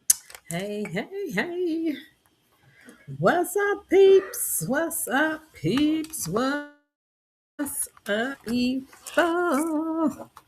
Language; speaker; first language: English; native; English